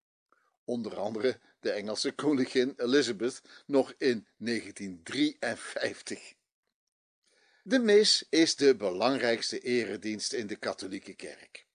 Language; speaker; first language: Dutch; native; Dutch